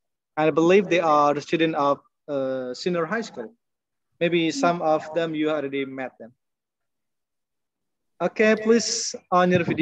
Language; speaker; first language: English; non-native, learner; Indonesian